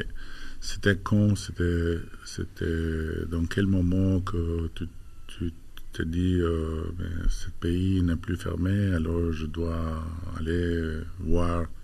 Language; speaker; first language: French; non-native, fluent; Albanian